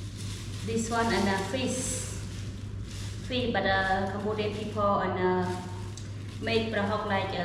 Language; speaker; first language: English; non-native, learner; Khmer